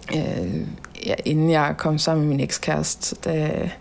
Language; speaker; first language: Danish; native; Danish